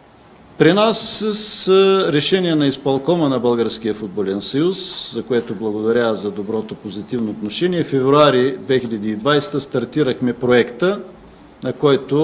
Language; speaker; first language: Bulgarian; native; Bulgarian